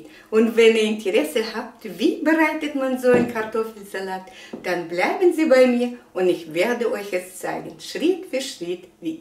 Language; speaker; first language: German; non-native, fluent; Russian